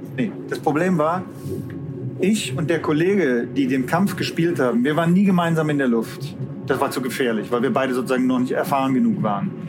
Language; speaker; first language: German; native; German